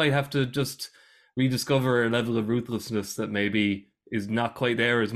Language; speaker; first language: English; native; English